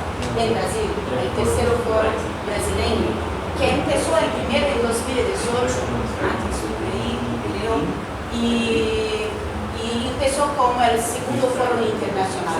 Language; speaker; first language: Spanish; non-native, fluent; Portuguese